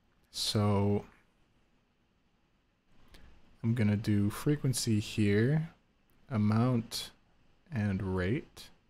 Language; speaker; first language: English; early bilingual, other home language; French